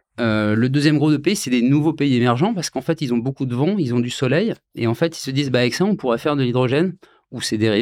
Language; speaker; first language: French; native; French